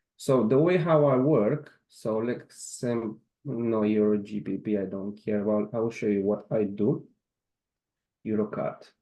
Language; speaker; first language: English; non-native, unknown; Romanian